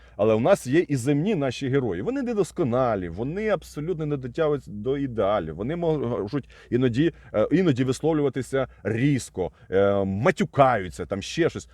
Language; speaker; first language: Ukrainian; non-native, local second language; Russian